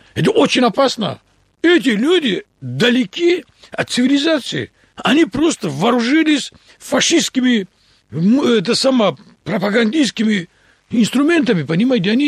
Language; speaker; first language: Russian; non-native, local second language; Talysh